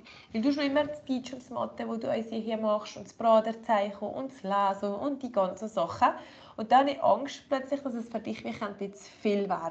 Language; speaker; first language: German; native; German